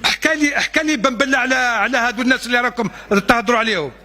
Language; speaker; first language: Arabic; non-native, local second language; Kabyle